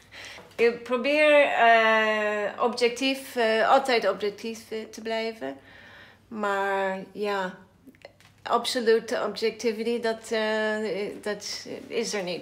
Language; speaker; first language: Dutch; non-native, fluent; English